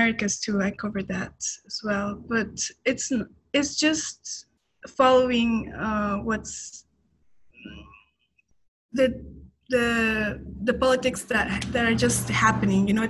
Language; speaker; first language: English; non-native, fluent; Spanish